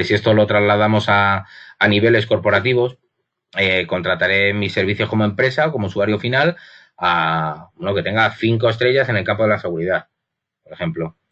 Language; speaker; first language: Spanish; native; Spanish